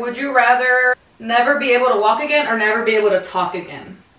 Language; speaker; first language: English; early bilingual, other home language; Spanish